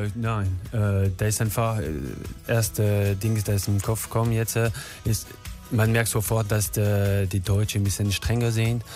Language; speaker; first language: German; non-native, learner; French